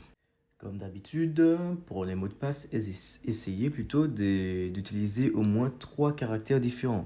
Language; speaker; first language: French; native; French